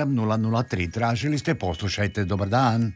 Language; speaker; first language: Serbian; native; Serbian